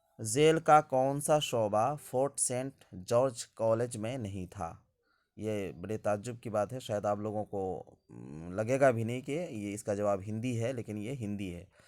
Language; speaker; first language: Urdu; native; Urdu